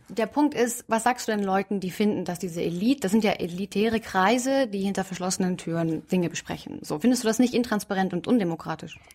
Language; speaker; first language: German; native; German